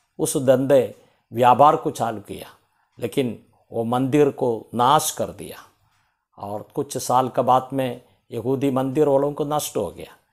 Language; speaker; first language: Hindi; non-native, local second language; Malayalam